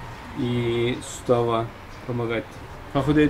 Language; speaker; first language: Russian; non-native, learner; Turkish